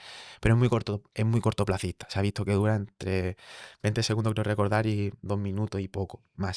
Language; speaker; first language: Spanish; native; Spanish